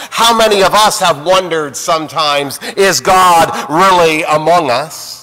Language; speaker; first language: English; native; English